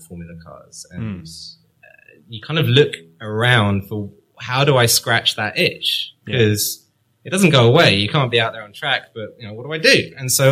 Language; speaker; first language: English; native; English